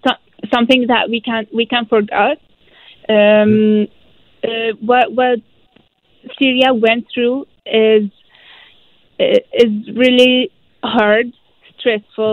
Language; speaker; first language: English; non-native, fluent; Arabic